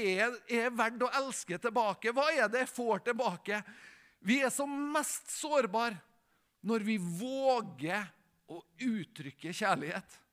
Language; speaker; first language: Norwegian; native; Norwegian